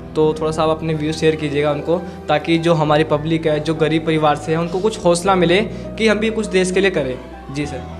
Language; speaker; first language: Hindi; native; Hindi